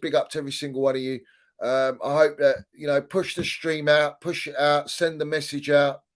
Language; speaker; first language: English; native; English